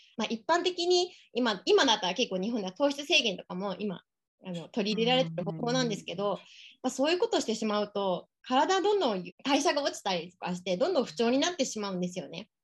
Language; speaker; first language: Japanese; early bilingual, other home language; English